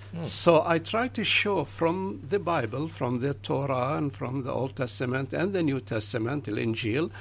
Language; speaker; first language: English; non-native, fluent; Arabic